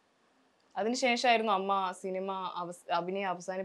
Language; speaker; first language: Malayalam; native; Malayalam